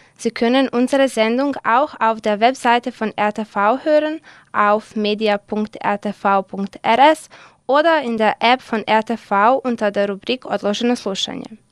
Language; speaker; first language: German; non-native, fluent; Serbian